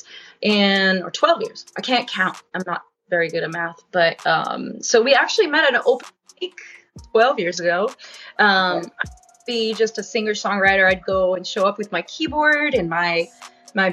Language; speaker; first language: English; non-native, fluent; French